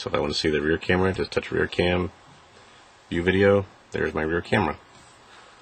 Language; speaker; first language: English; native; English